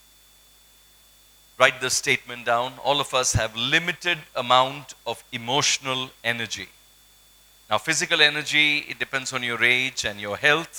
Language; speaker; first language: English; non-native, local second language; Malayalam